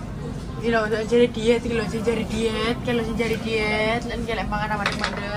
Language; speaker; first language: Indonesian; non-native, local second language; Javanese